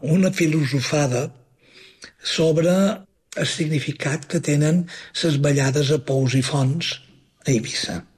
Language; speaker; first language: Catalan; native; Catalan